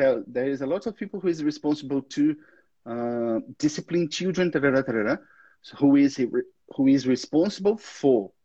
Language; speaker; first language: English; non-native, fluent; Portuguese